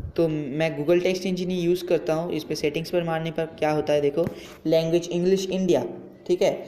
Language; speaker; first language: Hindi; non-native, local second language; Bangla